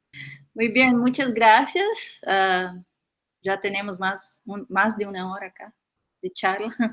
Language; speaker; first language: Spanish; non-native, fluent; Portuguese